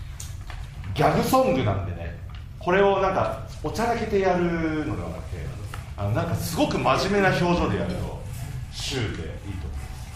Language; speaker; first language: Japanese; native; Japanese